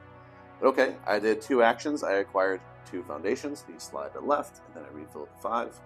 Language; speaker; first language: English; native; English